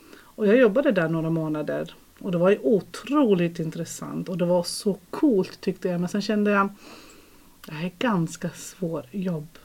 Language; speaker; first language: Swedish; early bilingual, other home language; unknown